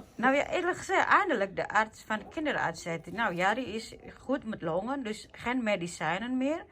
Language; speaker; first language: Dutch; non-native, learner; Indonesian